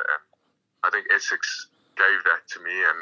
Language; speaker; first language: English; native; English